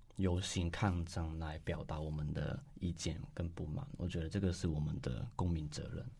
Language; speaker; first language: Chinese; non-native, local second language; Cantonese